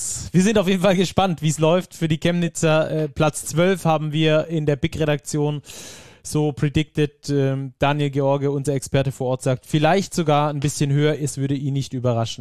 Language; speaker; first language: German; native; German